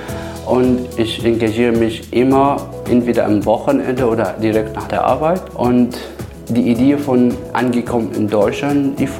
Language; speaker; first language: German; non-native, fluent; Arabic